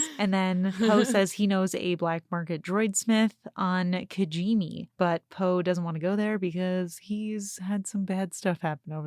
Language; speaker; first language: English; native; English